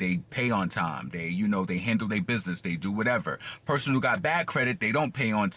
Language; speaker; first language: English; native; English